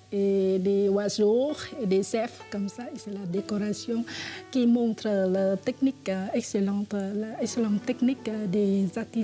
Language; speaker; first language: French; non-native, fluent; Vietnamese